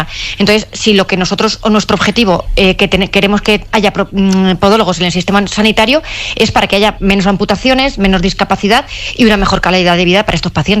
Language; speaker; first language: Spanish; native; Spanish